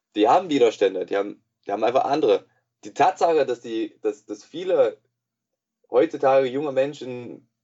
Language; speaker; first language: German; non-native, fluent; English